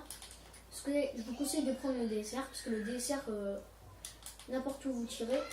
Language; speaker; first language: French; native; French